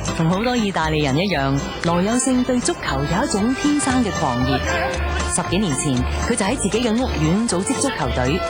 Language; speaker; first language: Cantonese; native; Cantonese